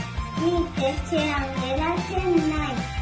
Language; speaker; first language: Basque; non-native, local second language; Spanish